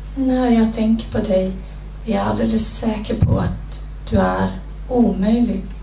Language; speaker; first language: Swedish; native; Swedish